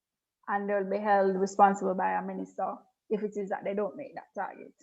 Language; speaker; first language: English; native; English